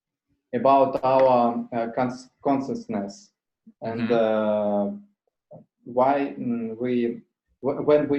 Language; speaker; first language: English; non-native, learner; Russian